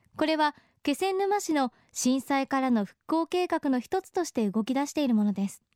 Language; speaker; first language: Japanese; native; Japanese